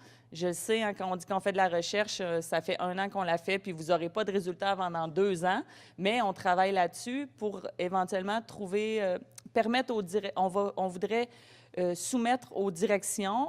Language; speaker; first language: French; native; French